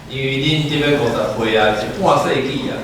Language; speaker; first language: Chinese; native; Chinese